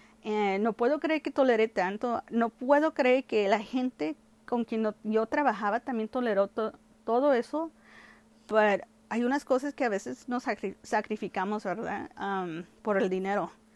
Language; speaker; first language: Spanish; early bilingual, heritage; Spanish